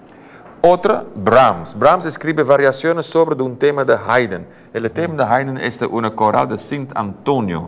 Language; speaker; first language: Spanish; non-native, learner; Dutch